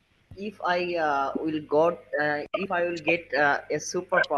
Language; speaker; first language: English; non-native, learner; Bangla